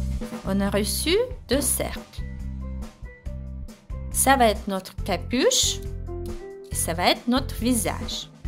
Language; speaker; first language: French; non-native, fluent; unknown